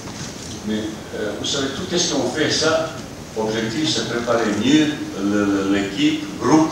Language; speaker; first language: French; non-native, fluent; Bosnian